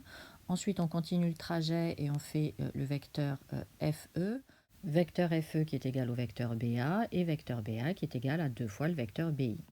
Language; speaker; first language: French; native; French